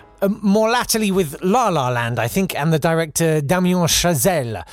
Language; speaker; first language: English; native; English